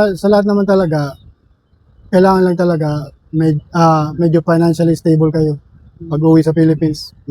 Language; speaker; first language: Filipino; non-native, local second language; Bikol